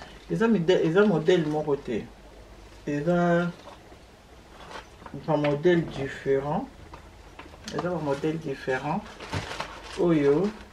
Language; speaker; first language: French; non-native, local second language; Lingala